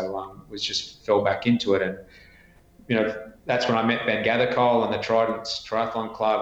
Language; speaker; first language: English; native; English